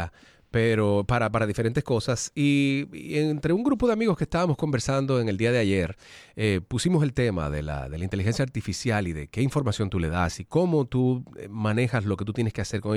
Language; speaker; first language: Spanish; native; Spanish